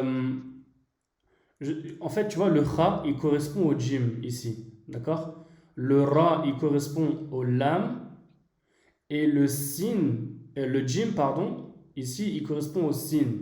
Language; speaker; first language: French; native; French